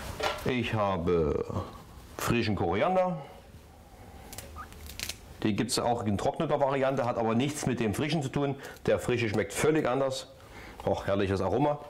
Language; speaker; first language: German; native; German